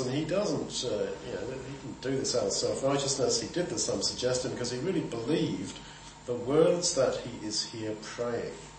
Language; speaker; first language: English; native; English